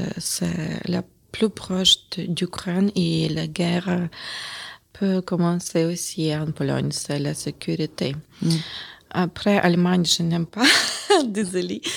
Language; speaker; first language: French; non-native, learner; Ukrainian